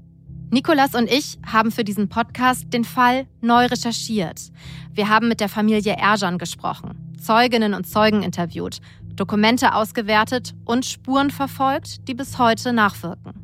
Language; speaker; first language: German; native; German